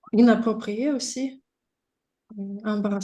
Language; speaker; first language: French; non-native, fluent; Russian